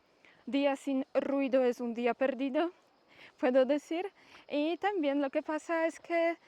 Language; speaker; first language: Spanish; non-native, learner; Polish